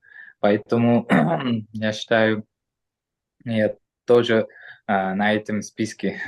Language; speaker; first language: Russian; non-native, local second language; Uzbek